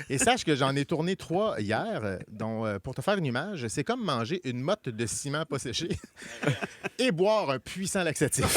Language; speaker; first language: French; native; French